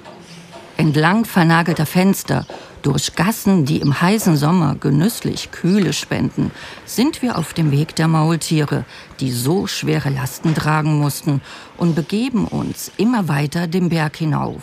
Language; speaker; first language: German; native; German